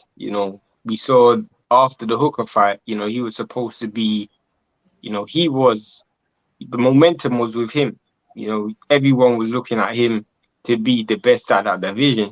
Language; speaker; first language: English; native; English